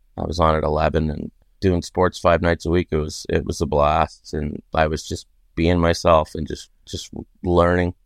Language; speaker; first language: English; native; English